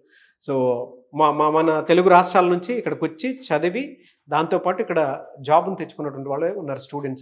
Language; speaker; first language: Telugu; native; Telugu